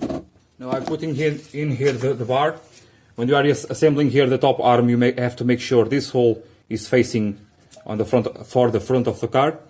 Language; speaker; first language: English; non-native, fluent; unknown